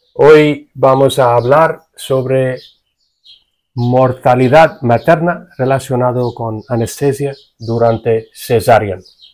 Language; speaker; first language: Spanish; non-native, fluent; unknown